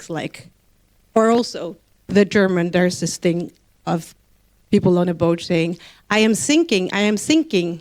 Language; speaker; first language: English; non-native, fluent; Dutch